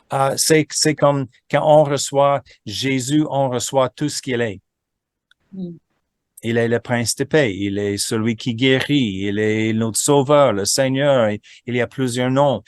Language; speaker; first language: French; non-native, fluent; English